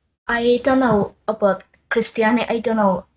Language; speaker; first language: English; non-native, learner; Indonesian